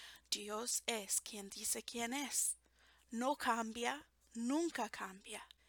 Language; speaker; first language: Spanish; non-native, fluent; English